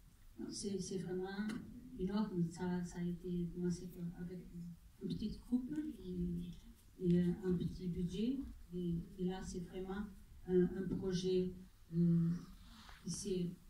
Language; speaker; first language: French; non-native, fluent; Portuguese